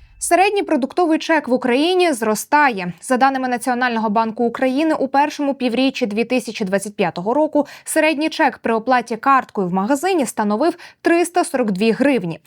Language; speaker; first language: Ukrainian; native; Ukrainian